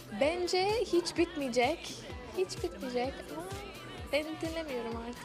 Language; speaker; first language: Turkish; non-native, learner; English